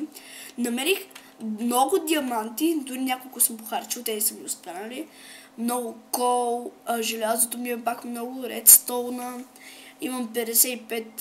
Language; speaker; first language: Bulgarian; native; Bulgarian